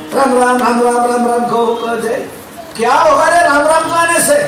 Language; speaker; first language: Hindi; non-native, local second language; Marathi